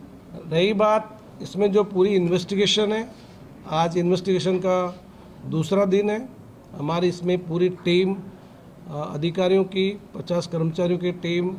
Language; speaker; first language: Hindi; non-native, local second language; Gujarati